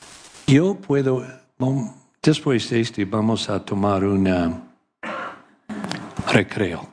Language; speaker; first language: Spanish; non-native, learner; English